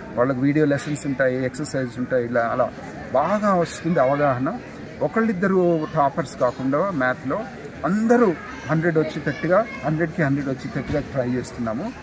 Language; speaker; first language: Telugu; native; Telugu